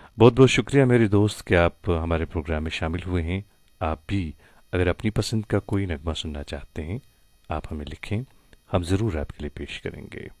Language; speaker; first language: Hindi; non-native, local second language; Kashmiri